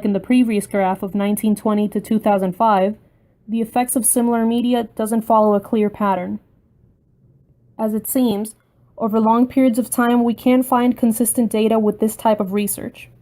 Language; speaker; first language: English; native; English